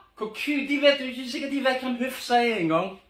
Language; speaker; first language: Norwegian; native; Norwegian